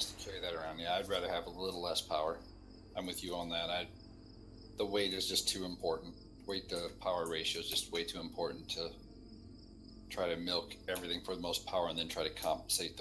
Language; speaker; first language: English; native; English